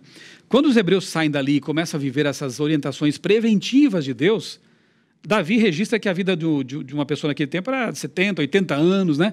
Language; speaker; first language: Portuguese; native; Portuguese